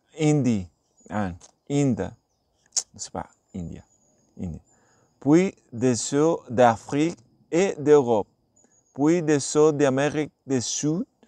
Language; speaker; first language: French; non-native, learner; Spanish